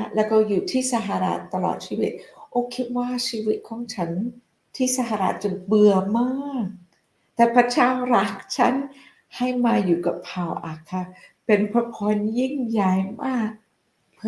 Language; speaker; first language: Thai; non-native, fluent; English